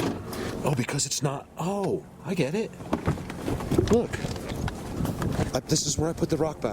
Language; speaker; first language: English; native; English